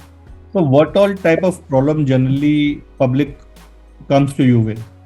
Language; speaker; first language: English; non-native, local second language; Hindi